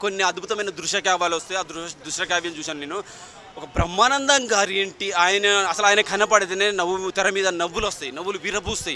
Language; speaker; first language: Telugu; native; Telugu